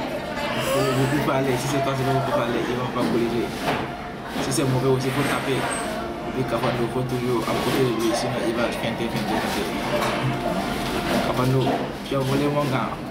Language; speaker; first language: French; non-native, learner; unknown